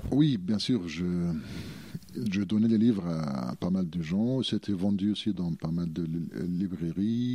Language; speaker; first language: French; non-native, fluent; Arabic